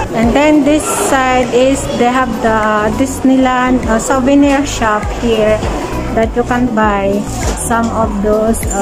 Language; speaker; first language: English; non-native, local second language; Filipino